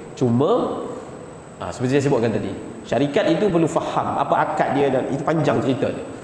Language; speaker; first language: Malay; native; Malay